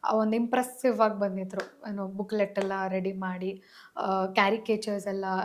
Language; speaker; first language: Kannada; non-native, local second language; Malayalam